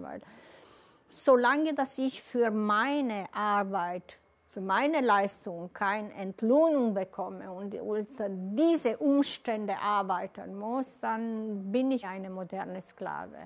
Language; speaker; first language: German; non-native, fluent; Romanian